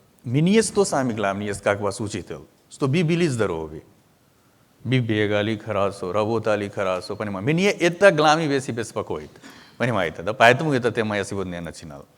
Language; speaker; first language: Russian; non-native, learner; Hindi